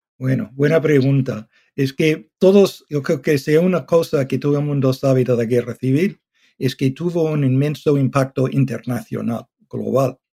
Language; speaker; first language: Spanish; non-native, fluent; English